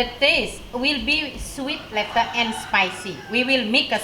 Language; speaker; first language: English; non-native, learner; Indonesian